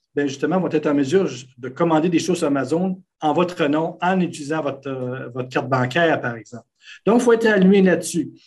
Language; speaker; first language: French; native; French